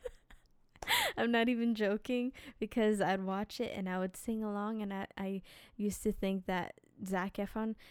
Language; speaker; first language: English; native; English